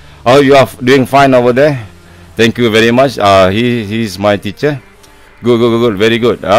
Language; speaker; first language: English; non-native, local second language; Malay